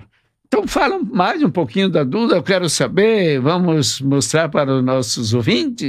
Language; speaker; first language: Portuguese; native; Portuguese